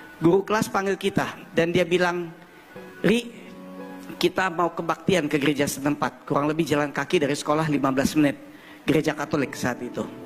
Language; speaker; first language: Indonesian; early bilingual, heritage; German